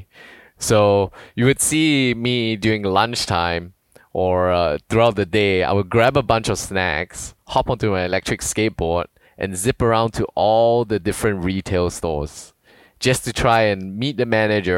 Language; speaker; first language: English; native; English